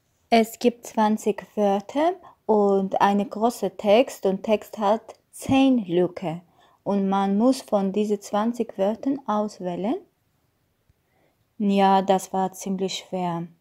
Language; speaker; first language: German; non-native, learner; Armenian